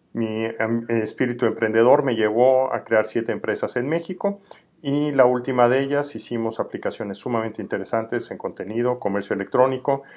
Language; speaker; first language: Spanish; native; Spanish